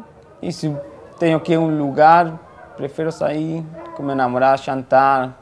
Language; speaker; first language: Portuguese; non-native, fluent; Spanish